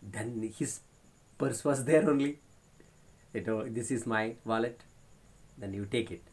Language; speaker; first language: English; non-native, local second language; Kannada